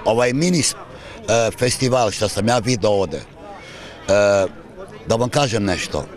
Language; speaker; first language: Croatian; early bilingual, heritage; Serbian